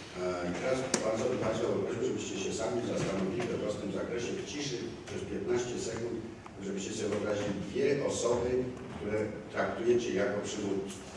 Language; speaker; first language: Polish; native; Polish